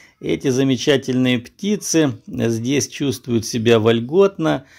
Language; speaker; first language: Russian; native; Russian